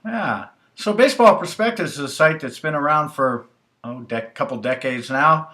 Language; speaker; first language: English; native; English